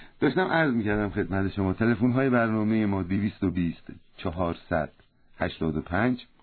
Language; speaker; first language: Persian; native; Persian